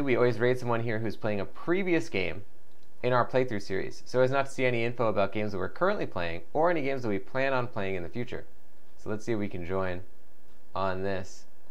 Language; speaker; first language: English; native; English